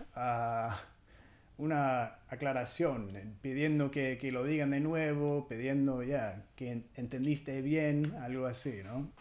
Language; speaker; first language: Spanish; non-native, fluent; English